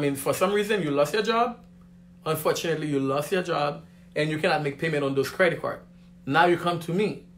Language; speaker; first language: English; non-native, fluent; Haitian Creole